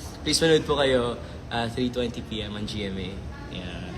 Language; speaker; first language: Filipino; native; Filipino